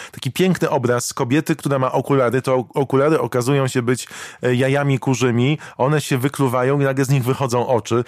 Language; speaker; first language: Polish; native; Polish